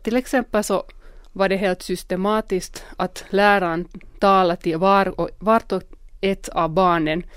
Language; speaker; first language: Swedish; non-native, local second language; Finnish